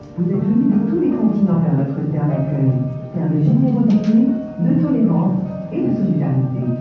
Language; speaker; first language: French; non-native, local second language; Arabic